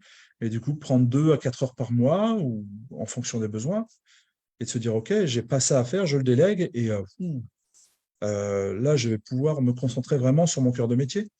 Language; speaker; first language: French; native; French